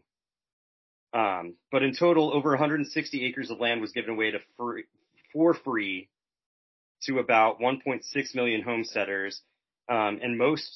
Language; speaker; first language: English; native; English